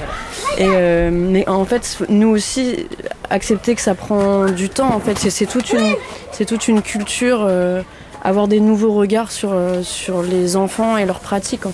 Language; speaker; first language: French; native; French